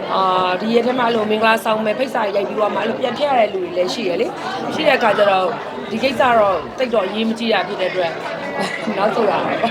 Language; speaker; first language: Burmese; non-native, local second language; Mon